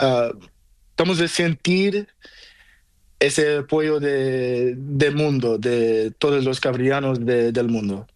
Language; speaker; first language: Spanish; non-native, learner; Portuguese